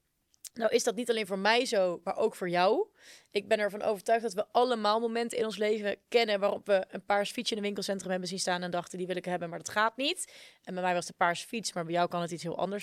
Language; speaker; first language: Dutch; native; Dutch